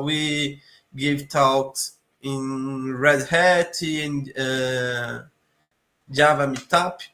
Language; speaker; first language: English; non-native, learner; Portuguese